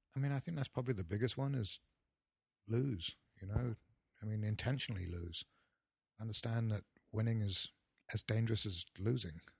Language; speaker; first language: English; native; English